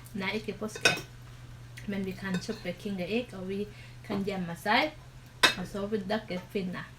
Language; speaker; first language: Norwegian; non-native, learner; Thai